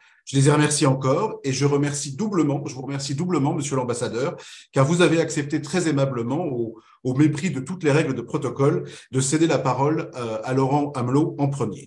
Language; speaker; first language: French; native; French